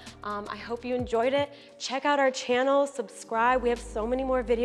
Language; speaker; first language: English; native; English